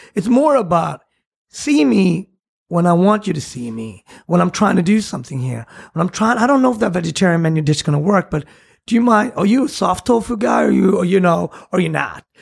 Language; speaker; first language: English; non-native, fluent; Swedish